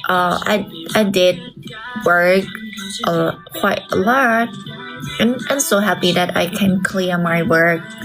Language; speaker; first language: English; non-native, learner; Thai